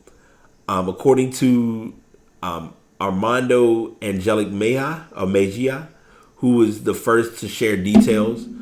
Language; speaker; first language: English; native; English